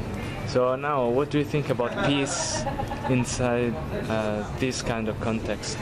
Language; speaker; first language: English; non-native, fluent; Italian